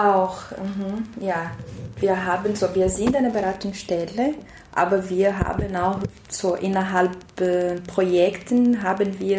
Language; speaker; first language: German; non-native, fluent; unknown